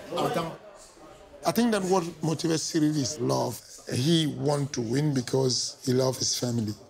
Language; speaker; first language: English; non-native, fluent; French